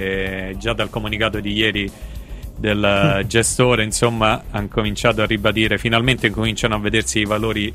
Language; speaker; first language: Italian; native; Italian